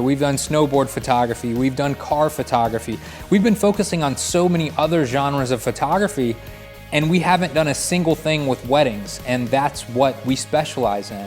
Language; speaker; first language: English; native; English